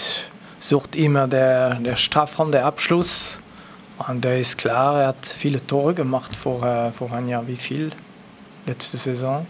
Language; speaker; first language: German; non-native, local second language; French